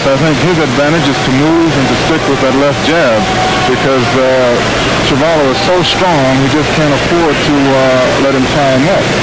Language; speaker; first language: English; native; English